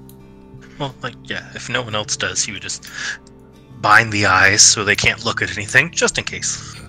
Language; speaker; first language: English; native; English